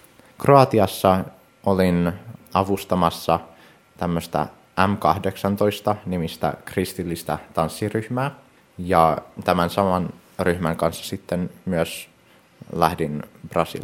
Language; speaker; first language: Finnish; early bilingual, heritage; Finnish